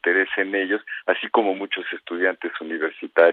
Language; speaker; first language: Spanish; native; Spanish